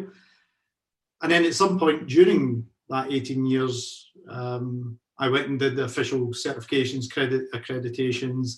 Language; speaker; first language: English; native; English